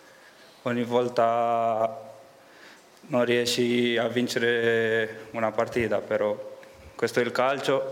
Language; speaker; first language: Italian; non-native, fluent; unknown